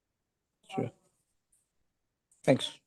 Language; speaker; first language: English; non-native, local second language; Hindi